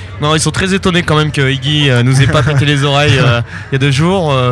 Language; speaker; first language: French; native; French